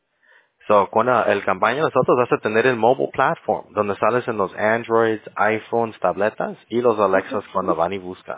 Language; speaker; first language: Spanish; early bilingual, heritage; English